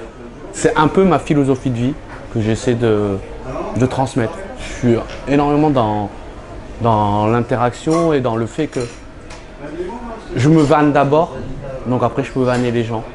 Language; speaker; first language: French; early bilingual, other home language; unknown